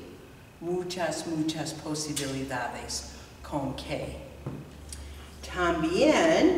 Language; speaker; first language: Spanish; non-native, fluent; English